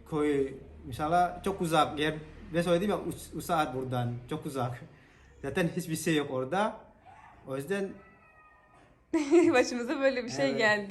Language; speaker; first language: Turkish; non-native, learner; Indonesian